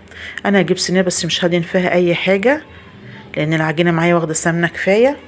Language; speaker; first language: Arabic; native; Arabic